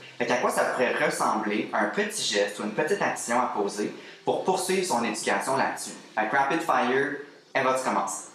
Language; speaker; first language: French; native; French